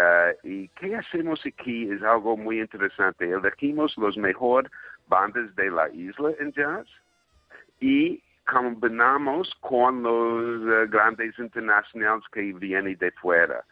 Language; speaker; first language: Spanish; non-native, fluent; English